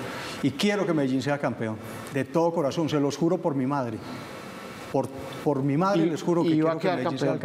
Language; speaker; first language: Spanish; native; Spanish